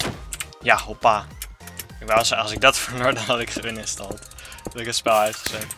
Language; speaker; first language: Dutch; native; Dutch